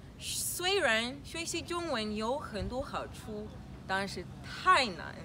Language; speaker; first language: Chinese; non-native, learner; Swahili